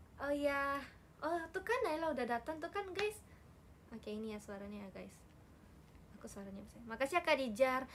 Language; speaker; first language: Indonesian; non-native, fluent; Japanese